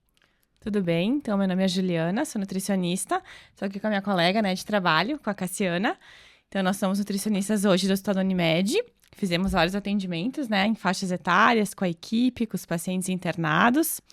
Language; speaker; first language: Portuguese; native; Portuguese